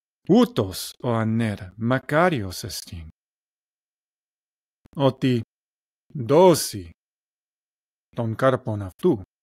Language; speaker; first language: Greek; non-native, learner; English